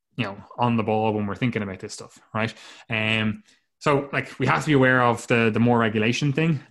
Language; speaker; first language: English; native; English